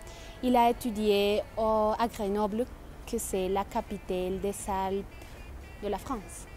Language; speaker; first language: French; non-native, fluent; Spanish